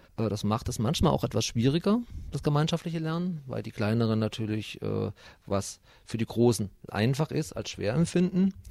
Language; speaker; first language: German; native; German